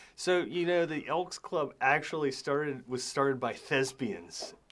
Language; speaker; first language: English; native; English